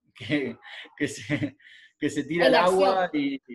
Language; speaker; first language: Spanish; native; Spanish